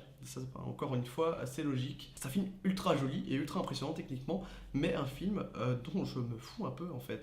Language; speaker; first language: French; native; French